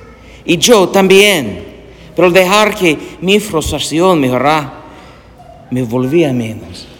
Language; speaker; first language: Spanish; non-native, learner; English